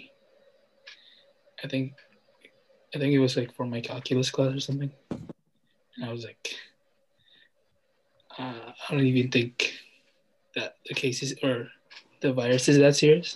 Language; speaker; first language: English; non-native, local second language; Filipino